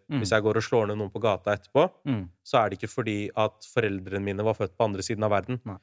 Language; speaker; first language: Norwegian; early bilingual, other home language; Urdu